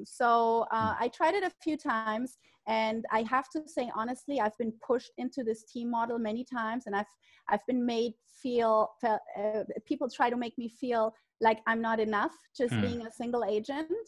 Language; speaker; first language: English; non-native, fluent; German